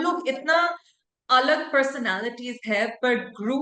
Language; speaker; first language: Hindi; non-native, local second language; English